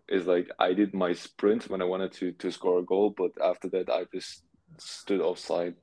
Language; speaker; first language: English; non-native, fluent; German